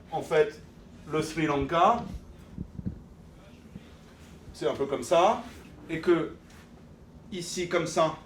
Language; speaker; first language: French; native; French